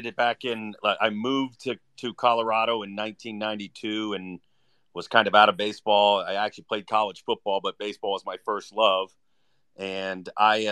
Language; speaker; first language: English; native; English